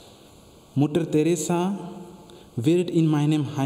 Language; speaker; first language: German; non-native, fluent; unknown